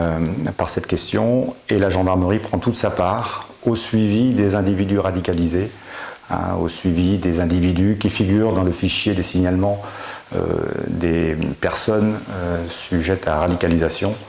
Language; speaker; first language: French; native; French